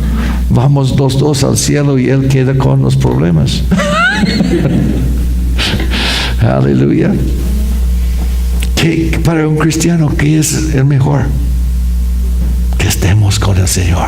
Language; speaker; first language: Spanish; non-native, fluent; English